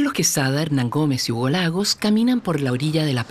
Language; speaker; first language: Spanish; native; Spanish